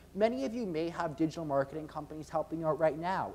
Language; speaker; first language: English; native; English